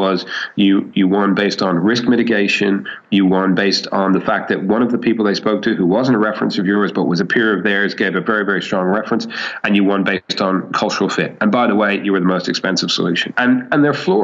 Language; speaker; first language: English; native; English